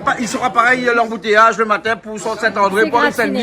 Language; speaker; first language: French; native; French